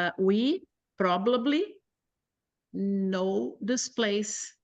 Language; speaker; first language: English; non-native, learner; Portuguese